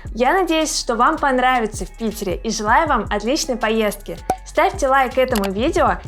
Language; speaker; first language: Russian; native; Russian